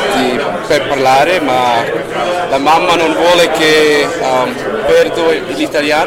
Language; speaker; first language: Italian; early bilingual, heritage; Italian